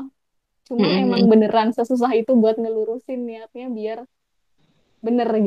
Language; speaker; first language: Indonesian; native; Indonesian